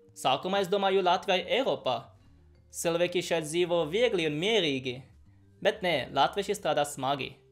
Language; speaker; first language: Latvian; non-native, fluent; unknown